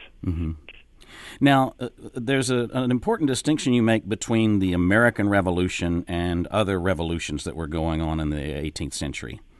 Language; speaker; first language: English; native; English